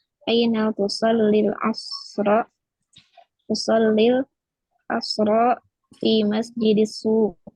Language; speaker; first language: Arabic; non-native, learner; Indonesian